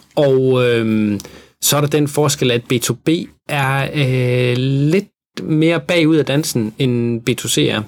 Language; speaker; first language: Danish; native; Danish